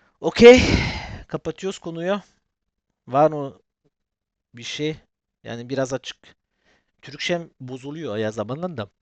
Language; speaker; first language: Turkish; early bilingual, heritage; Turkish